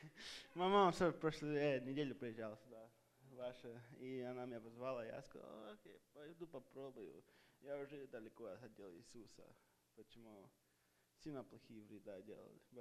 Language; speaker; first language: Russian; early bilingual, heritage; Russian